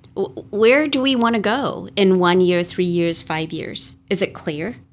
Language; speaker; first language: English; native; English